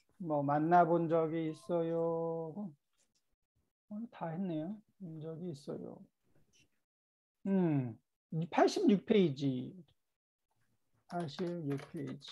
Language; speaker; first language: Korean; native; Korean